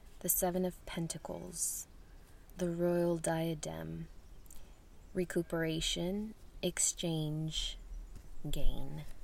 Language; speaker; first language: English; early bilingual, other home language; Spanish